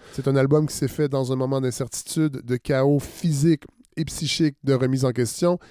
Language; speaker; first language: French; native; French